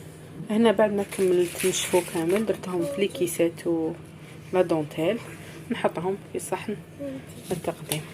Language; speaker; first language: Arabic; native; Arabic